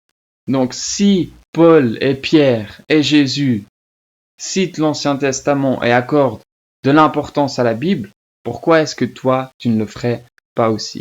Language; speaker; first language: French; native; French